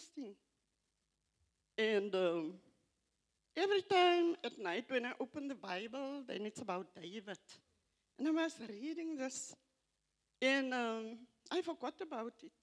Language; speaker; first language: English; non-native, local second language; Afrikaans